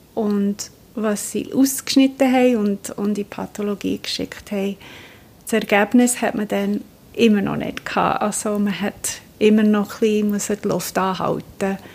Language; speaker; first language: German; non-native, fluent; English